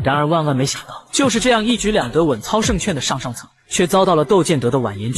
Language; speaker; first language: Chinese; native; Chinese